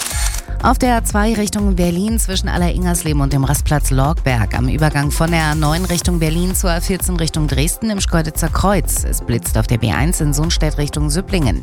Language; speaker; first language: German; native; German